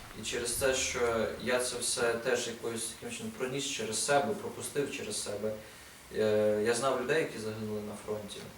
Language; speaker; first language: Ukrainian; native; Ukrainian